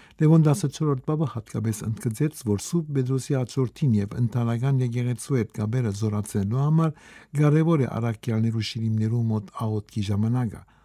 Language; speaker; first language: Armenian; native; Armenian